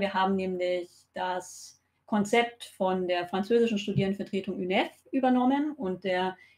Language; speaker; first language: German; native; German